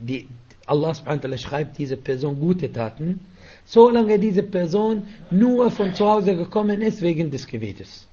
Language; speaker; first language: German; non-native, fluent; Arabic